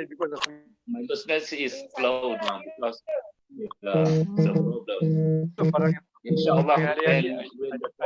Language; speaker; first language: English; non-native, learner; Malay